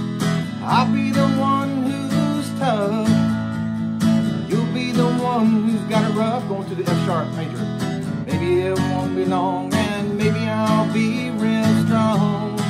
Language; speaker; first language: English; native; English